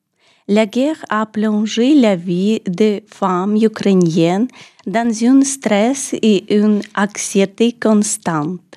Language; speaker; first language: French; non-native, learner; Ukrainian